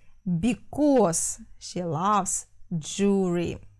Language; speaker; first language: English; non-native, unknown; Ukrainian